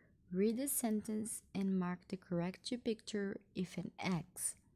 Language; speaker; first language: English; non-native, fluent; Portuguese